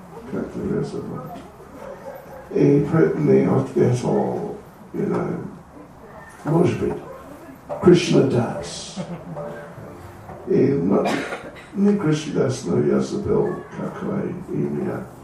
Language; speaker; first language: Russian; non-native, learner; English